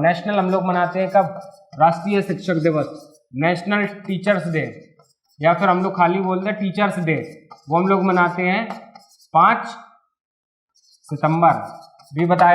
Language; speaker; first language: Hindi; native; Hindi